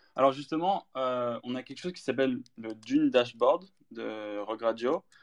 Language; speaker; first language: French; native; French